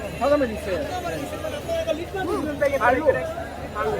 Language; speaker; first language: Korean; non-native, learner; Bangla